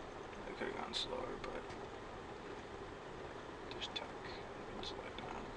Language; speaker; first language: English; native; English